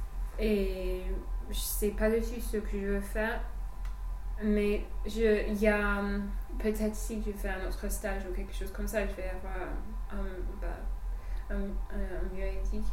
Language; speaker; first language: French; non-native, fluent; English